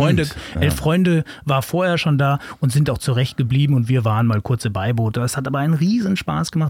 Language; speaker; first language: German; native; German